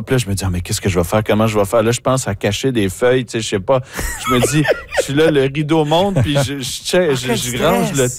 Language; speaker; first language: French; native; French